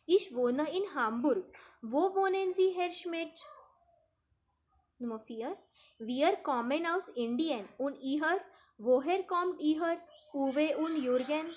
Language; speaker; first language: German; non-native, fluent; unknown